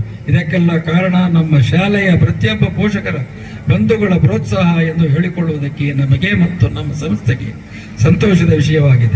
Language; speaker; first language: Kannada; native; Kannada